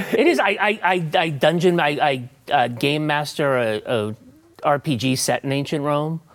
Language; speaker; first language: English; native; English